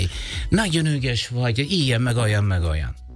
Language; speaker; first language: Hungarian; non-native, learner; Italian